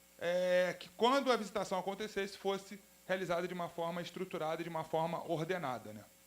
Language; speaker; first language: Portuguese; native; Portuguese